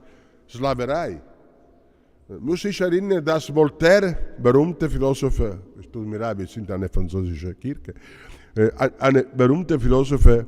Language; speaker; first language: German; non-native, learner; Italian